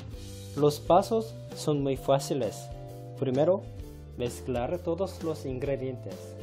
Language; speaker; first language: Spanish; non-native, fluent; Korean